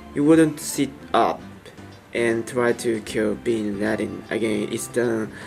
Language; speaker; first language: English; non-native, learner; Japanese